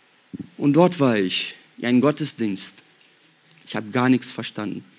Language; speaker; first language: German; non-native, fluent; Portuguese